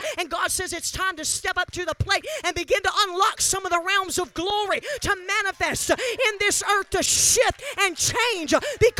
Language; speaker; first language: English; native; English